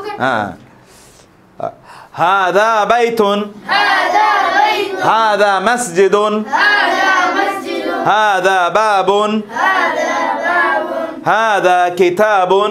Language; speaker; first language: Arabic; non-native, fluent; Bangla